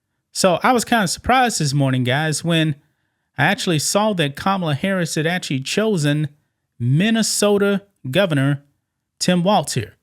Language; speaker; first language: English; native; English